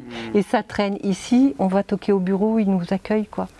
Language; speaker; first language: French; native; French